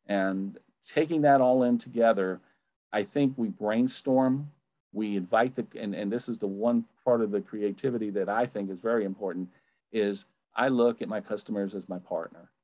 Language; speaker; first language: English; native; English